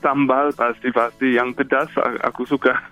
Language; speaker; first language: Indonesian; non-native, fluent; English